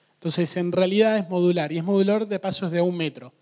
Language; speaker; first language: Spanish; native; Spanish